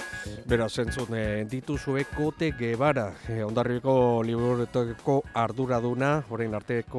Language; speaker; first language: Basque; native; Basque